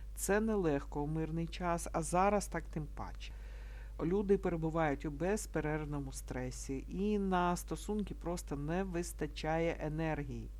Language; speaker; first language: Ukrainian; non-native, local second language; Russian